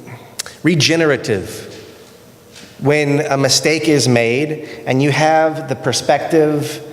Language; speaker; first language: English; native; English